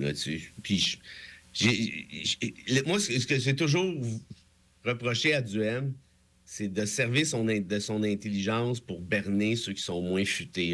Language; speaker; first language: French; native; French